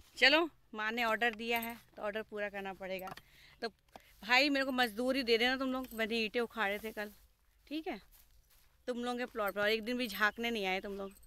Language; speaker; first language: Hindi; native; Hindi